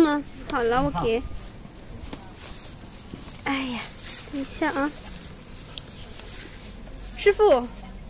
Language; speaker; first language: Chinese; non-native, learner; Khowar